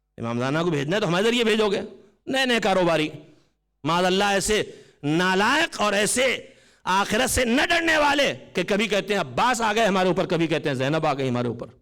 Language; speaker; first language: Urdu; native; Urdu